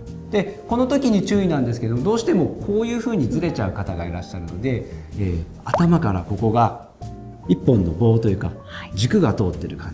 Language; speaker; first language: Japanese; native; Japanese